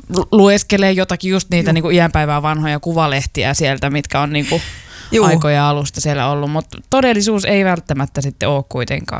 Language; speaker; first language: Finnish; native; Finnish